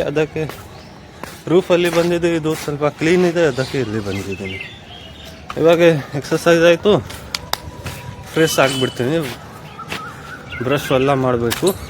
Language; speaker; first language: Kannada; non-native, local second language; Hindi